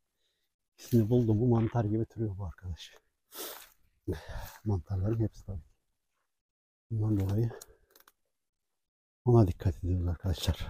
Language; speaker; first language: Turkish; native; Turkish